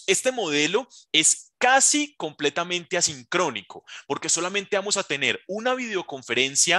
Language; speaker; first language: Spanish; native; Spanish